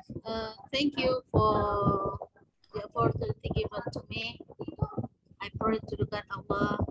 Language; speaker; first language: English; non-native, fluent; Indonesian